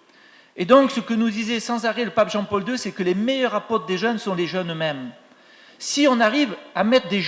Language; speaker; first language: French; native; French